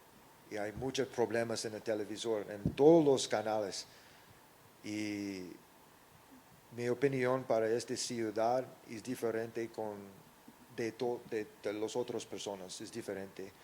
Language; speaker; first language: Spanish; early bilingual, heritage; English